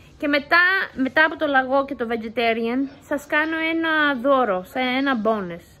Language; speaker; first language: Greek; early bilingual, heritage; English